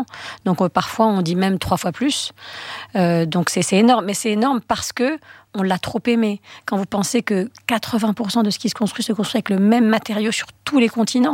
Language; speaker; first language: French; native; French